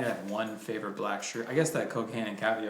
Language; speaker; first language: English; native; English